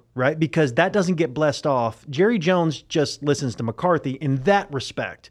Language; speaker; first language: English; native; English